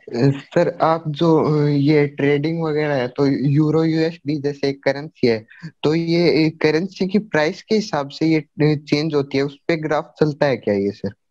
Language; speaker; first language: Hindi; native; Hindi